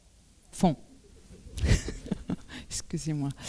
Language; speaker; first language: French; non-native, learner; Portuguese